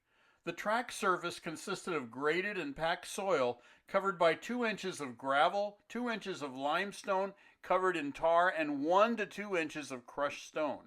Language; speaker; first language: English; native; English